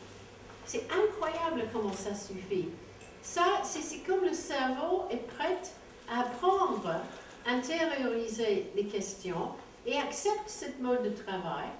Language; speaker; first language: French; non-native, fluent; English